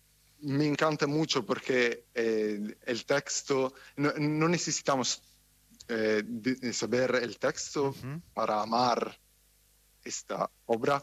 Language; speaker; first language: Spanish; non-native, fluent; Italian